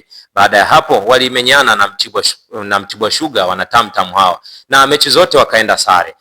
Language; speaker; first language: Swahili; native; Swahili